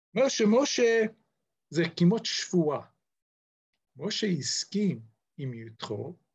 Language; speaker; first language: Hebrew; non-native, fluent; English